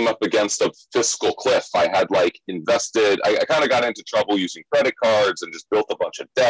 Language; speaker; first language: English; native; English